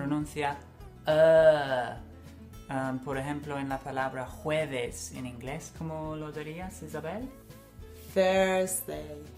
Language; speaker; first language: Spanish; non-native, fluent; English